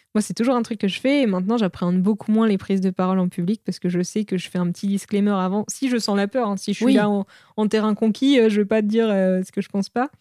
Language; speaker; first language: French; native; French